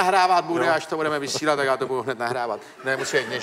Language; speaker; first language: Czech; native; Czech